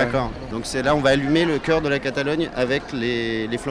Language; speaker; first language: French; native; French